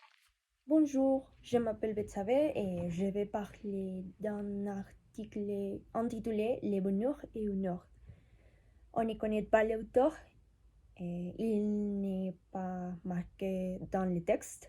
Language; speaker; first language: French; non-native, learner; Spanish